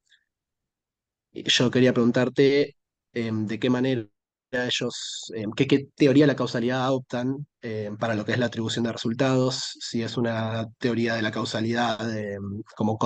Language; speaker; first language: Spanish; native; Spanish